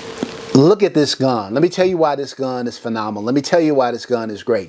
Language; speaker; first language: English; native; English